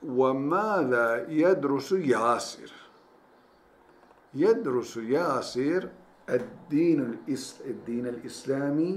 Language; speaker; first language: Arabic; non-native, fluent; Turkish